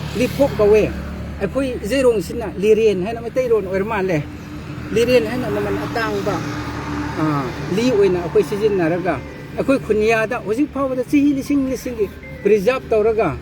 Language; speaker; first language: Manipuri; non-native, local second language; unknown